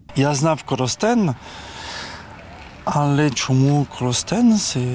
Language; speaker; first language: Ukrainian; non-native, learner; French